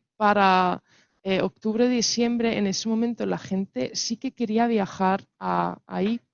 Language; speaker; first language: Spanish; non-native, fluent; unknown